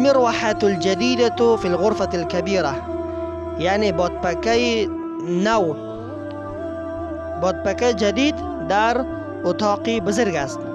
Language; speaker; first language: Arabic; non-native, fluent; Persian